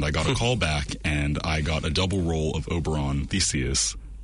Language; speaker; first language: English; native; English